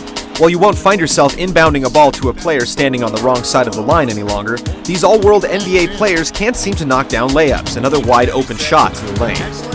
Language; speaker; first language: English; native; English